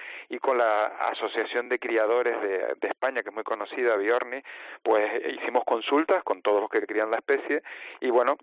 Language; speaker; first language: Spanish; native; Spanish